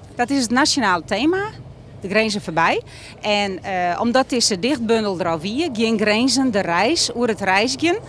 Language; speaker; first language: Dutch; non-native, local second language; Western Frisian